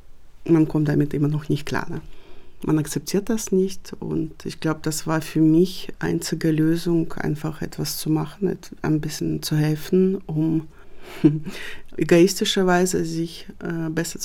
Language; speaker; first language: German; non-native, fluent; Russian